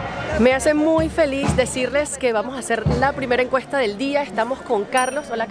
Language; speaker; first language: Spanish; native; Spanish